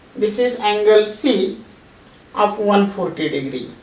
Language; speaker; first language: English; non-native, local second language; Marathi